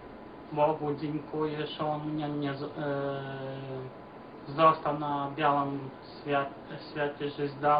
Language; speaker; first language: Polish; non-native, learner; Ukrainian